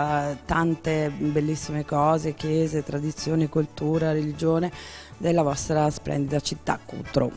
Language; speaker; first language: Italian; native; Italian